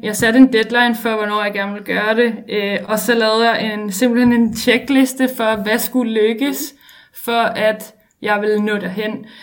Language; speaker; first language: Danish; native; Danish